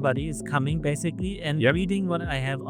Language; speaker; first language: English; non-native, fluent; German